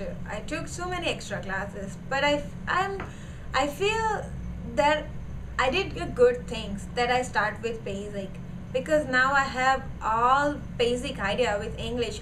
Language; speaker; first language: English; non-native, learner; Gujarati